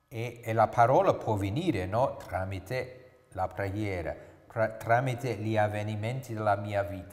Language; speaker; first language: Italian; non-native, fluent; English